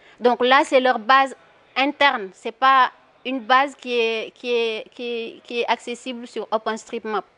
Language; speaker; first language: French; non-native, local second language; Wolof